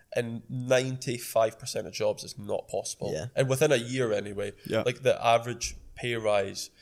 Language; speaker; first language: English; native; English